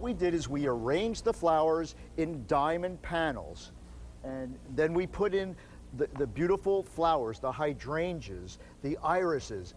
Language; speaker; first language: English; native; English